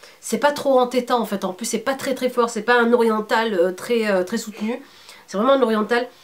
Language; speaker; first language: French; early bilingual, other home language; Arabic